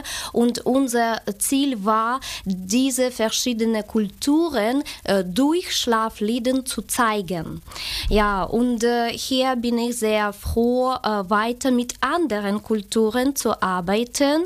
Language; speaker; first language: German; non-native, learner; Ukrainian